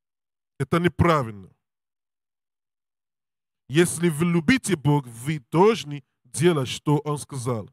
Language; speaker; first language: Russian; non-native, learner; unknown